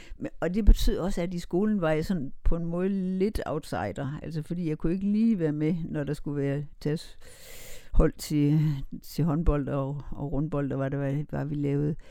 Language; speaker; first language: Danish; native; Danish